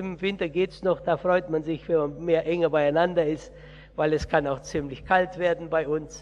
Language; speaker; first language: German; early bilingual, heritage; Portuguese